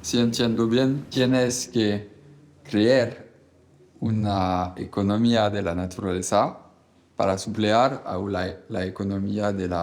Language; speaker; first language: Spanish; non-native, learner; French